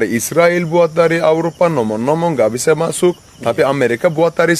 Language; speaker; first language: Indonesian; non-native, learner; Turkish